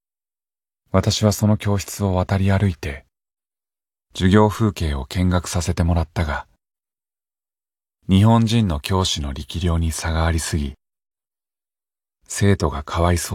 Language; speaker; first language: Japanese; native; Japanese